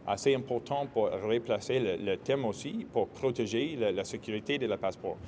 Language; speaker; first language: French; non-native, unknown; English